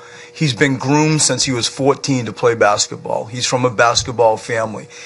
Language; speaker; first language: English; native; English